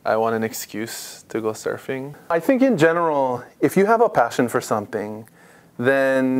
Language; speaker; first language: English; native; English